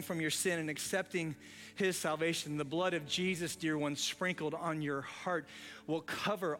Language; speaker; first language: English; native; English